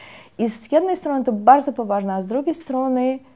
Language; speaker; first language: Polish; non-native, fluent; Russian